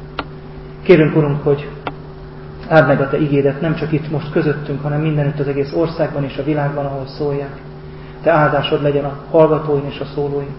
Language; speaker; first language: Hungarian; native; Hungarian